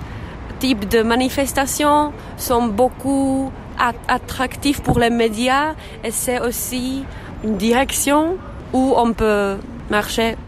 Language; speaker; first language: French; non-native, fluent; Czech